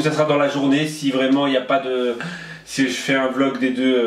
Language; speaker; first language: French; native; French